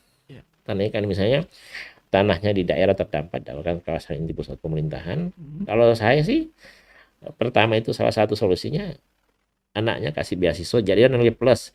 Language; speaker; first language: Indonesian; native; Indonesian